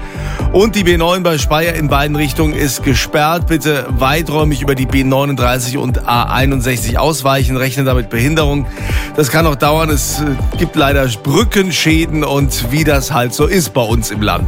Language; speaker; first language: German; native; German